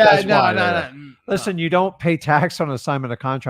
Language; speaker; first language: English; native; English